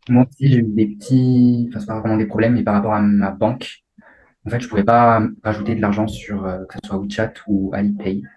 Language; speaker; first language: French; native; French